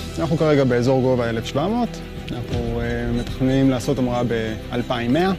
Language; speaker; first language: Hebrew; native; Hebrew